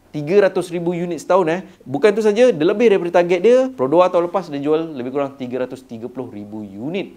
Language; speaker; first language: Malay; native; Malay